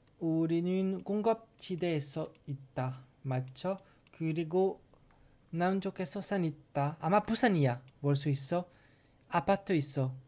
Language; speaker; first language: Korean; non-native, learner; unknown